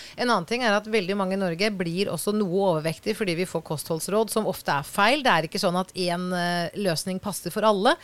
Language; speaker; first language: Norwegian; native; Norwegian